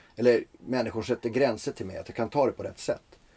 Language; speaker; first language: Swedish; early bilingual, other home language; Finnish